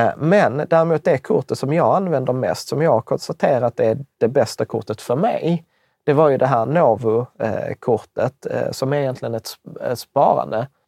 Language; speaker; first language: Swedish; early bilingual, other home language; Czech